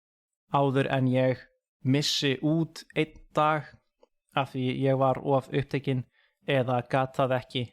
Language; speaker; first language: Icelandic; non-native, fluent; English